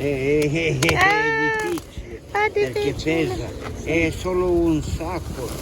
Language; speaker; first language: Italian; non-native, learner; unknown